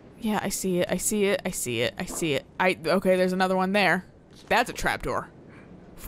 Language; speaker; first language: English; native; English